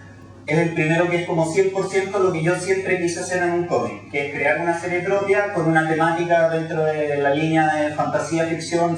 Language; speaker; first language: Spanish; native; Spanish